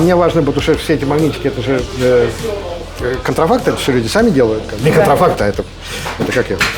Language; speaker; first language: Russian; non-native, fluent; German